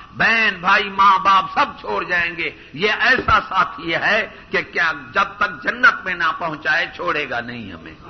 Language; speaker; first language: Urdu; non-native, local second language; Punjabi